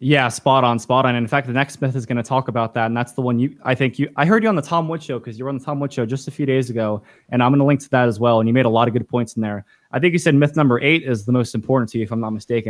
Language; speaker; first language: English; native; English